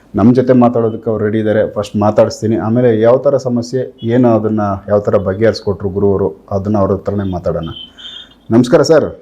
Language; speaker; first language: Kannada; native; Kannada